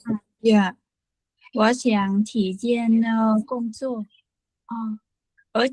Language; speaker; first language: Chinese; non-native, learner; Vietnamese